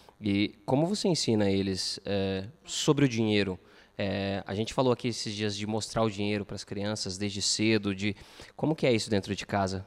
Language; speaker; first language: Portuguese; native; Portuguese